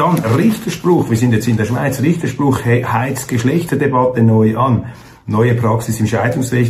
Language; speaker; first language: German; native; German